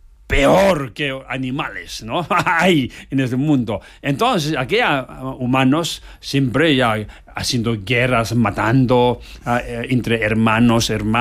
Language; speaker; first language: Spanish; non-native, learner; Tibetan